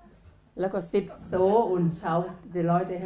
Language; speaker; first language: German; non-native, learner; Thai